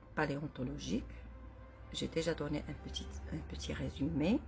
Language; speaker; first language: French; non-native, local second language; Arabic